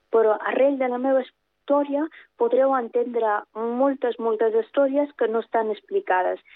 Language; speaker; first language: Catalan; non-native, fluent; Persian